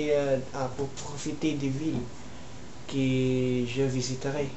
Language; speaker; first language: French; non-native, learner; Filipino